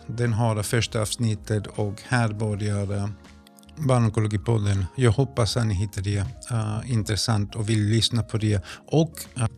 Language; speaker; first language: Swedish; non-native, fluent; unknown